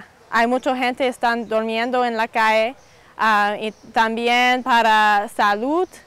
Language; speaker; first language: Spanish; non-native, learner; English